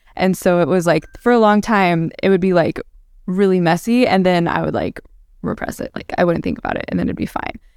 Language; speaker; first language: English; native; English